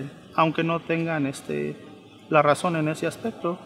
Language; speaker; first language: Spanish; native; Spanish